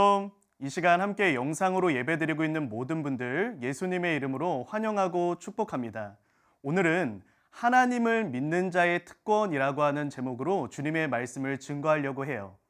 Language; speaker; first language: Korean; native; Korean